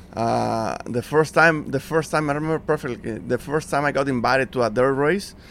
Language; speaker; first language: English; non-native, fluent; Spanish